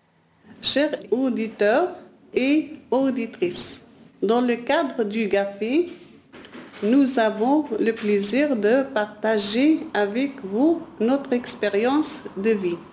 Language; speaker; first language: French; non-native, learner; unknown